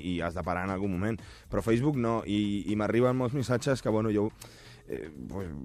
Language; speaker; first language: Catalan; early bilingual, other home language; Spanish